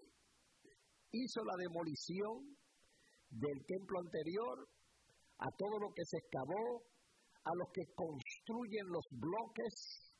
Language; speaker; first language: Spanish; early bilingual, heritage; Spanish